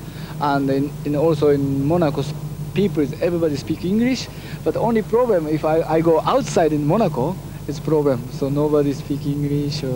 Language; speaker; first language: English; non-native, learner; Japanese